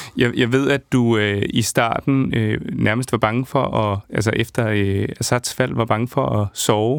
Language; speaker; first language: Danish; native; Danish